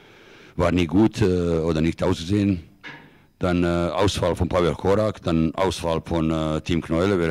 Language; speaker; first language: German; non-native, fluent; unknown